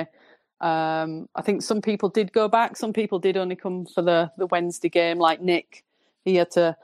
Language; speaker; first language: English; native; English